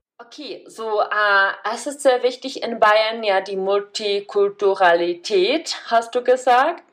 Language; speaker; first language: German; non-native, fluent; Czech